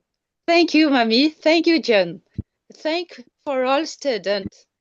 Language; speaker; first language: English; non-native, learner; Malagasy